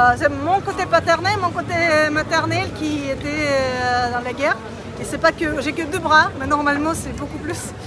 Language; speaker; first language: French; non-native, learner; Russian